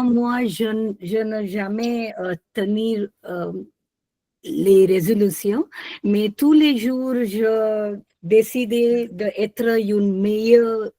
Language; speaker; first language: French; non-native, learner; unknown